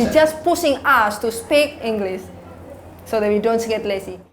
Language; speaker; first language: English; non-native, learner; Indonesian